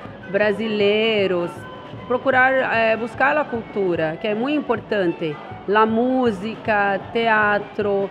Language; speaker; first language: Spanish; non-native, learner; Portuguese